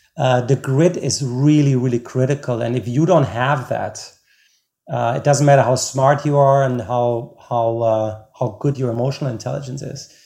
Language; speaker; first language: English; non-native, fluent; German